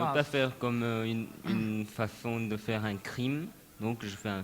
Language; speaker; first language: French; non-native, fluent; Japanese